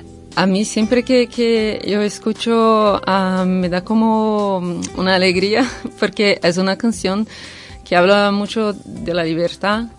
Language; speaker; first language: Spanish; non-native, fluent; Portuguese